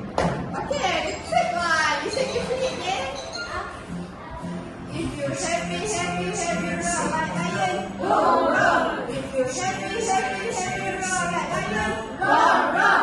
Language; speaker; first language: English; non-native, learner; Malay